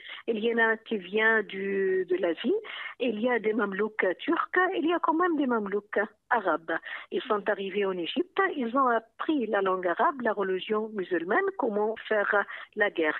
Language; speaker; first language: French; non-native, fluent; Arabic